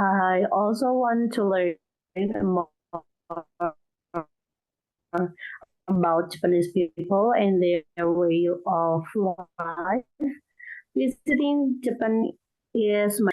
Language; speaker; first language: English; non-native, learner; Indonesian